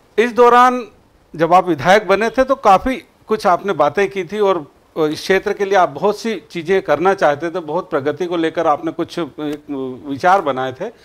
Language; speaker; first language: Hindi; native; Hindi